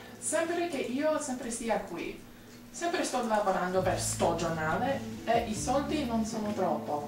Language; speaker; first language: Italian; non-native, learner; English